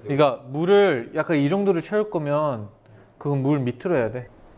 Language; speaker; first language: Korean; early bilingual, heritage; Korean